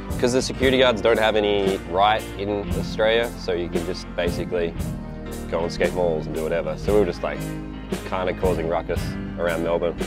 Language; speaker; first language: English; native; English